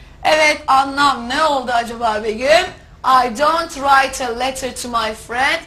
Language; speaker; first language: English; non-native, fluent; Turkish